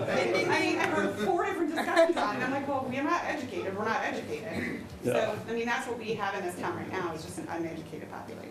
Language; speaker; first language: English; native; English